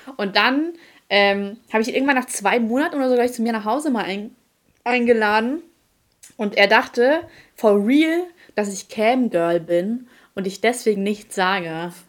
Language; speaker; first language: German; early bilingual, other home language; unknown